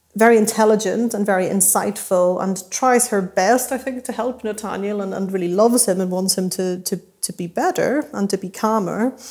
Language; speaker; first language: English; native; English